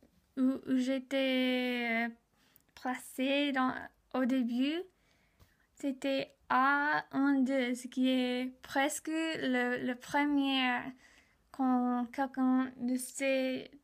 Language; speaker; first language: French; non-native, learner; English